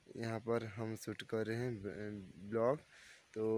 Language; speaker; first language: Hindi; non-native, local second language; Odia